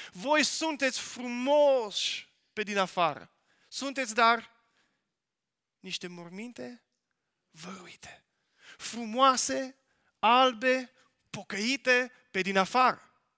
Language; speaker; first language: Romanian; non-native, fluent; Dutch